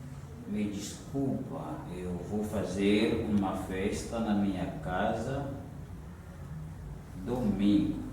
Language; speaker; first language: Portuguese; non-native, fluent; Haitian Creole